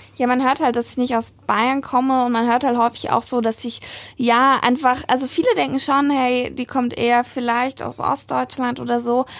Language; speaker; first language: German; native; German